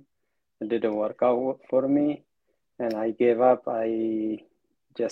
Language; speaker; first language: English; non-native, fluent; Amharic